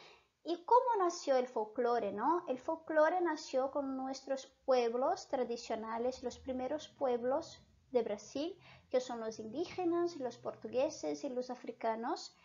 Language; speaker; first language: Spanish; non-native, fluent; Portuguese